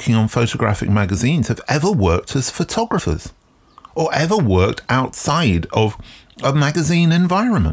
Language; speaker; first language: English; native; English